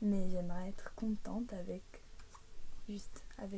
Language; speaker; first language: French; early bilingual, heritage; English